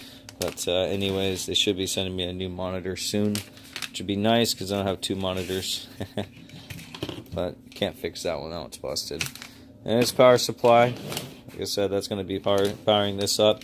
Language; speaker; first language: English; native; English